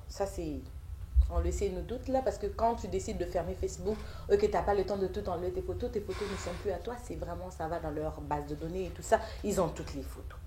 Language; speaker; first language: French; native; French